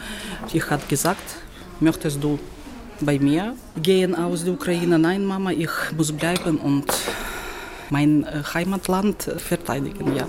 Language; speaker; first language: German; non-native, learner; Ukrainian